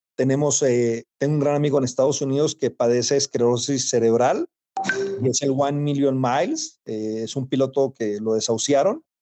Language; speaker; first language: Spanish; native; Spanish